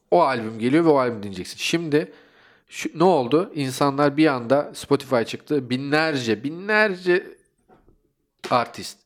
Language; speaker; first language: Turkish; native; Turkish